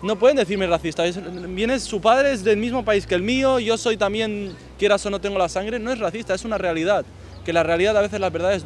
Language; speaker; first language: Spanish; early bilingual, other home language; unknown